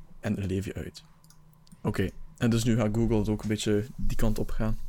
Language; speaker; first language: Dutch; native; Dutch